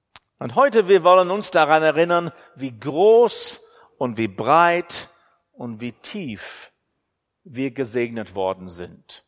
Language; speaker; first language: German; non-native, fluent; English